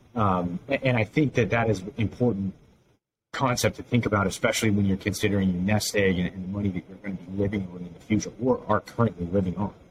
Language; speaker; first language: English; native; English